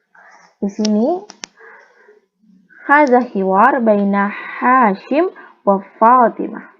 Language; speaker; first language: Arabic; non-native, learner; Indonesian